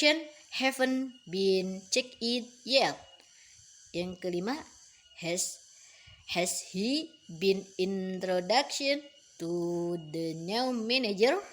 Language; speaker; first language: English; non-native, learner; Indonesian